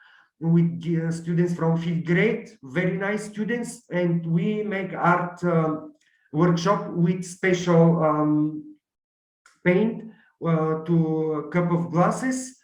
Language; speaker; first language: English; non-native, learner; Bulgarian